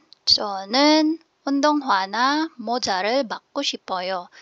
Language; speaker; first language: Korean; non-native, fluent; Filipino